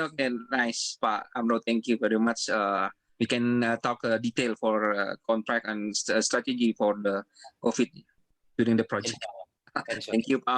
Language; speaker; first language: English; non-native, learner; Indonesian